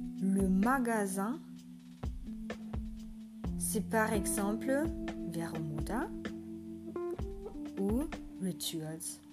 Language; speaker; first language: French; non-native, fluent; German